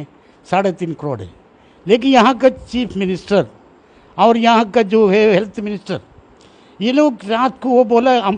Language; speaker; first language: Hindi; non-native, local second language; Malayalam